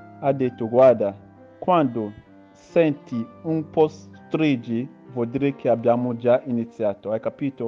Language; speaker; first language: Italian; non-native, learner; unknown